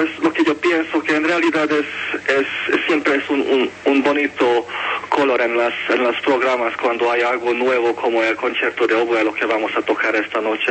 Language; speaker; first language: Spanish; non-native, fluent; Hungarian